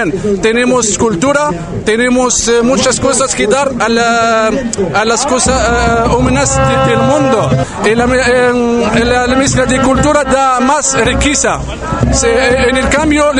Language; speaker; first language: Spanish; non-native, learner; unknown